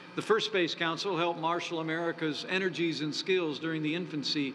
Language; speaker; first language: English; native; English